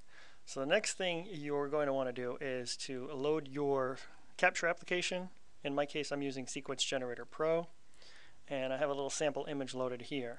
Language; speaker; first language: English; native; English